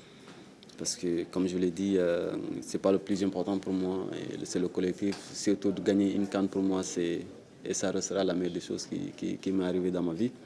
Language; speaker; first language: French; non-native, local second language; Wolof